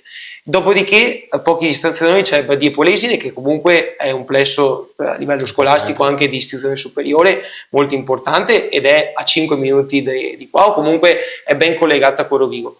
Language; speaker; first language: Italian; native; Italian